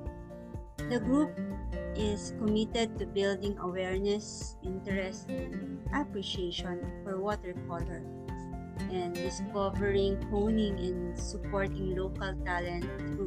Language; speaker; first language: English; non-native, local second language; Iloko